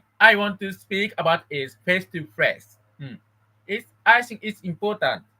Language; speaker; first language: English; non-native, learner; Japanese